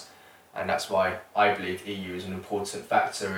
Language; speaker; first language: English; native; English